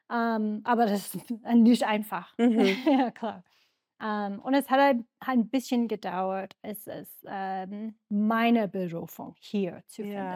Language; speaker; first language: German; non-native, fluent; English